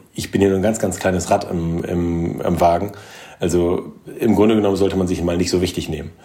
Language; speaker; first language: German; native; German